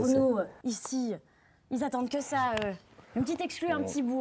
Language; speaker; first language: French; native; French